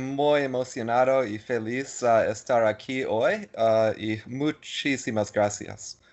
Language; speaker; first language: Spanish; non-native, learner; English